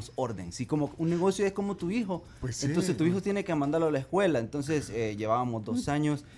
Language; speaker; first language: Spanish; native; Spanish